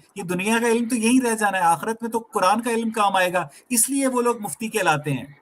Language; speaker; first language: Urdu; native; Urdu